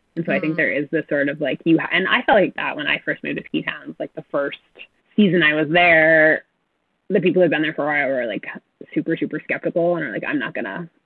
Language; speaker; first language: English; native; English